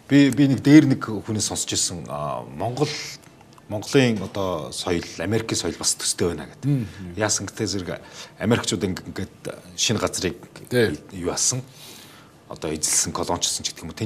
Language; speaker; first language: Mongolian; native; Mongolian